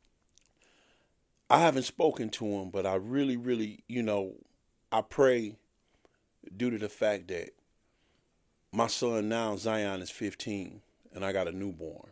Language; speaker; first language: English; native; English